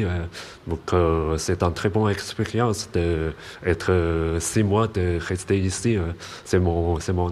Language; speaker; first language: French; non-native, learner; Chinese